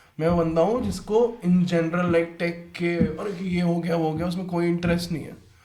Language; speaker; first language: Hindi; native; Hindi